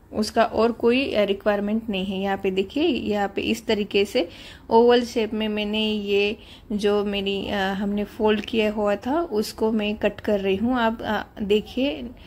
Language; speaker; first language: Hindi; non-native, local second language; Marathi